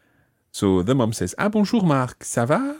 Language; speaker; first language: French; non-native, fluent; English